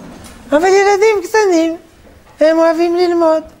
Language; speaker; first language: Hebrew; non-native, fluent; French